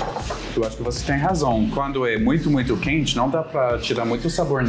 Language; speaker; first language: Portuguese; non-native, fluent; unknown